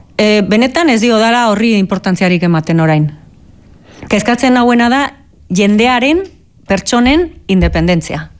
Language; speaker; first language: Basque; non-native, local second language; Spanish